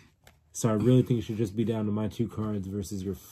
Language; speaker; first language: English; native; English